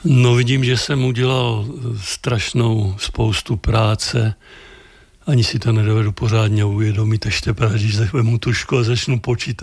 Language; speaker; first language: Czech; native; Czech